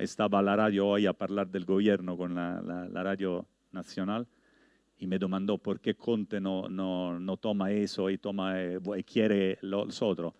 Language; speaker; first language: Spanish; non-native, learner; Italian